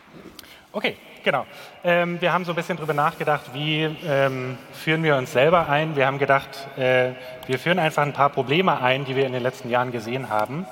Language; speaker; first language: German; native; German